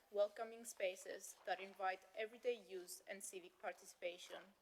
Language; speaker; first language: English; non-native, fluent; Greek